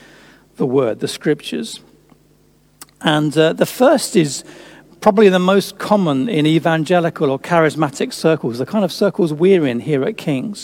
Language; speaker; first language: English; native; English